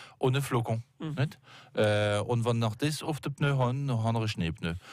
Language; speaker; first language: German; non-native, local second language; French